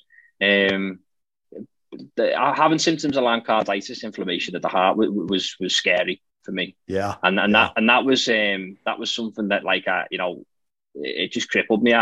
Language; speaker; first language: English; native; English